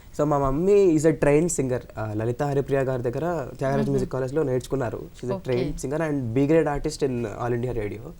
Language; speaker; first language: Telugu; non-native, local second language; Kannada